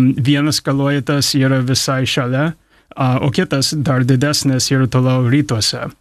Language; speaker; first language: Lithuanian; early bilingual, heritage; English